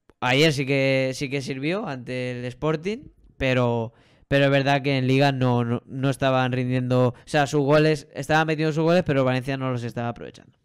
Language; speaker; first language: Spanish; native; Spanish